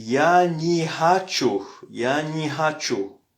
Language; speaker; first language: Russian; non-native, fluent; French